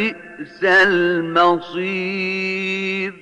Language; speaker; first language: Arabic; native; Arabic